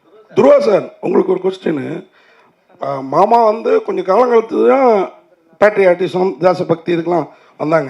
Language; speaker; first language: Tamil; native; Tamil